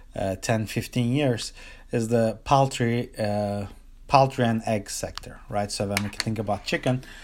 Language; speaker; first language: English; non-native, fluent; Turkish